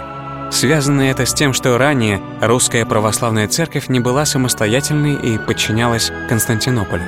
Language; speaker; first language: Russian; native; Russian